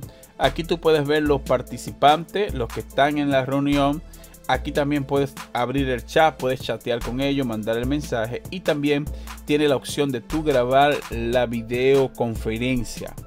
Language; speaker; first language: Spanish; native; Spanish